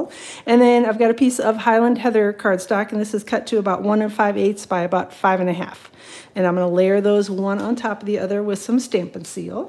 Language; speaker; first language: English; native; English